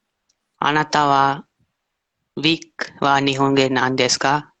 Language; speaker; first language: Japanese; non-native, learner; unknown